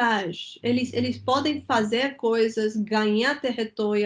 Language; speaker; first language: Portuguese; non-native, fluent; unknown